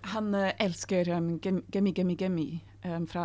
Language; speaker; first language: Norwegian; non-native, fluent; English